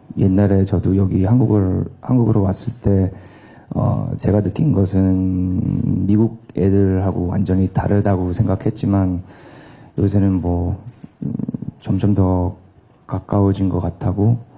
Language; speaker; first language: Korean; early bilingual, heritage; Korean